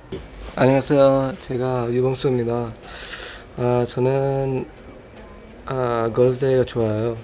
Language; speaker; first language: Korean; non-native, learner; English